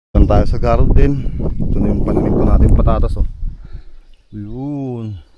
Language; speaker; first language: Filipino; non-native, local second language; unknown